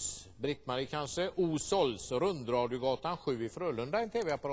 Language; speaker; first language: Swedish; native; Swedish